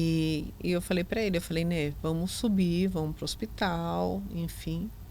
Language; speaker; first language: Portuguese; native; Portuguese